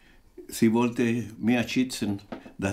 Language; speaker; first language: German; non-native, fluent; Spanish